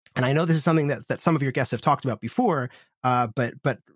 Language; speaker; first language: English; native; English